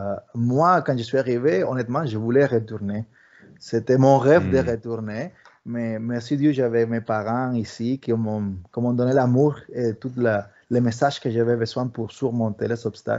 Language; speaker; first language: French; early bilingual, other home language; Spanish